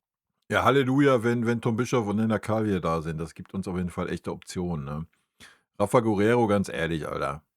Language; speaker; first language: German; native; German